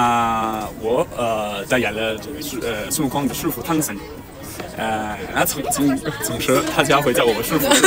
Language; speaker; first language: Chinese; non-native, fluent; Italian